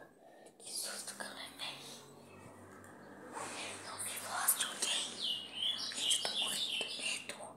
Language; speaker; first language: Portuguese; native; Portuguese